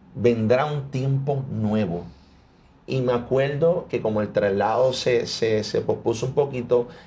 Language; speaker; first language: Spanish; early bilingual, heritage; Spanish